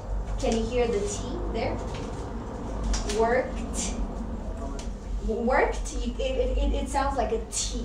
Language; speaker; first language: English; non-native, fluent; Spanish